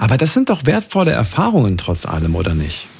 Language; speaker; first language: German; native; German